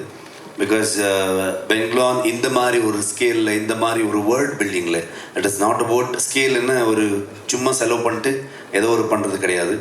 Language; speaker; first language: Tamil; non-native, local second language; Kannada